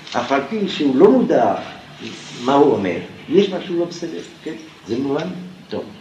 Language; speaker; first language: Hebrew; non-native, fluent; French